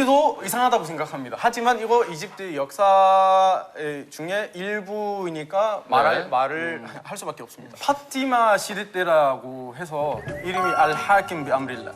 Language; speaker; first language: Korean; non-native, fluent; Arabic